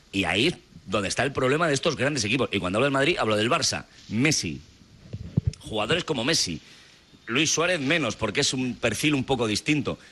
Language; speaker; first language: Spanish; native; Spanish